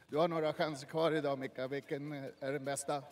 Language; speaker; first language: Swedish; native; Swedish